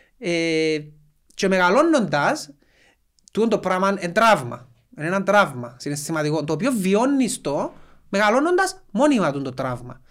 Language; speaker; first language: Greek; native; Greek